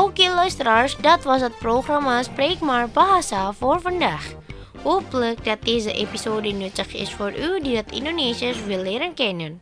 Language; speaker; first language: Dutch; non-native, fluent; Indonesian